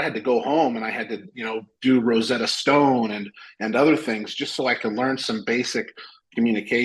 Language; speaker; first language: English; native; English